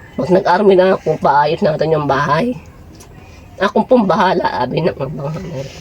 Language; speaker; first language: Filipino; non-native, local second language; Cebuano